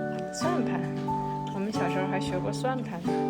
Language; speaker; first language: Chinese; native; Chinese